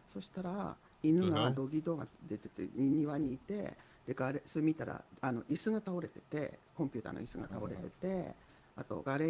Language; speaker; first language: Japanese; native; Japanese